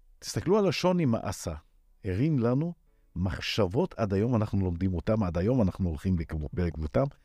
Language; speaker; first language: Hebrew; non-native, local second language; Arabic